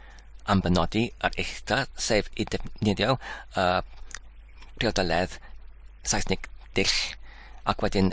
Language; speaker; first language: Welsh; non-native, learner; English